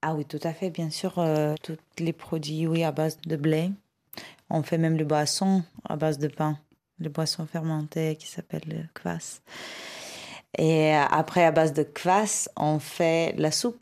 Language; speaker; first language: French; non-native, fluent; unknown